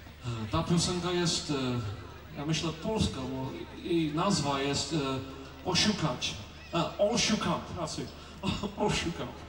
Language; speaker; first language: Polish; non-native, learner; Czech